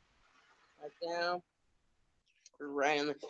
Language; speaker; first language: English; native; English